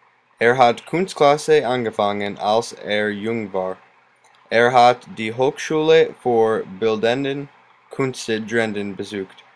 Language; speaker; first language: German; non-native, learner; English